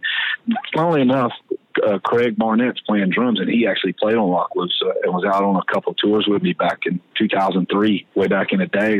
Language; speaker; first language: English; native; English